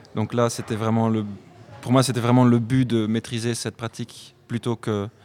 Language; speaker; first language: French; non-native, fluent; Dutch